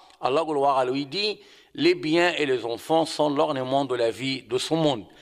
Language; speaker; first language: French; non-native, fluent; Arabic